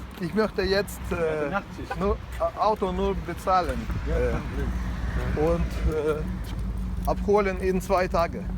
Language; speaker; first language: German; non-native, learner; Ukrainian